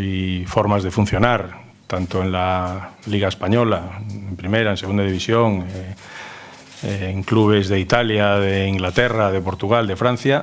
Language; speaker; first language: Spanish; native; Spanish